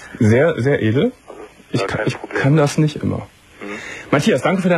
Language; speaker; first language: German; native; German